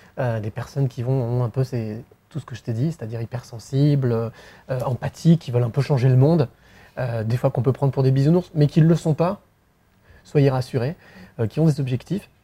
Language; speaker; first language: French; native; French